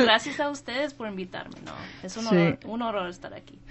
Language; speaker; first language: Spanish; non-native, fluent; English